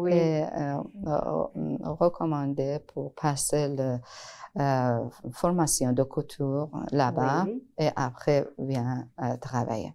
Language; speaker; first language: French; non-native, learner; Persian